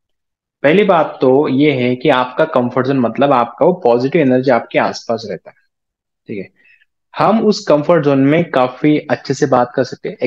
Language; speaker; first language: Hindi; native; Hindi